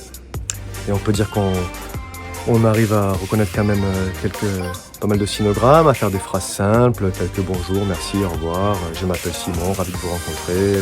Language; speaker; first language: French; native; French